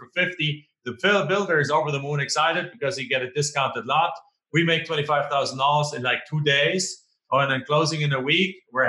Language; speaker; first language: English; non-native, fluent; German